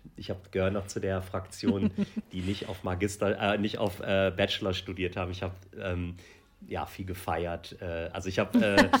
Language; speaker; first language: German; native; German